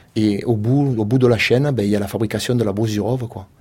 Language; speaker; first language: French; native; French